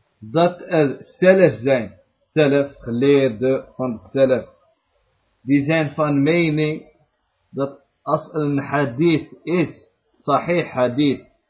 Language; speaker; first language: Dutch; early bilingual, other home language; Arabic